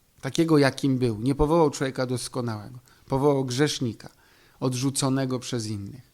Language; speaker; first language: Polish; native; Polish